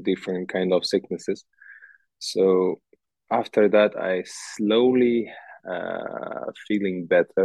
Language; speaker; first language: English; non-native, learner; Uzbek